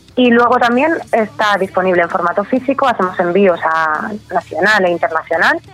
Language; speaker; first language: Spanish; native; Spanish